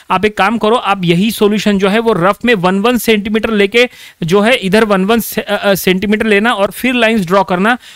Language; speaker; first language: Hindi; non-native, local second language; Marathi